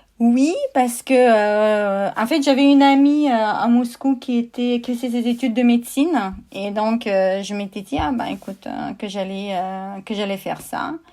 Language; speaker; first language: French; non-native, fluent; Russian